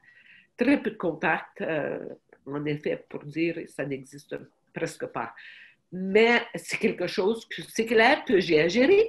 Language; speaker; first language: French; non-native, fluent; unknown